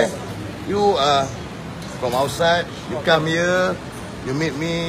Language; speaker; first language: English; non-native, local second language; Malay